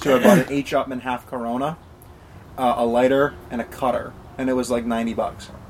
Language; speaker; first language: English; native; English